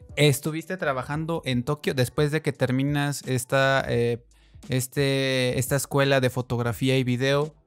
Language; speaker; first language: Spanish; native; Spanish